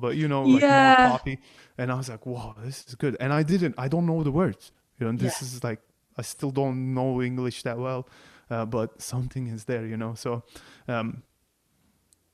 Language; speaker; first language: English; non-native, fluent; Turkish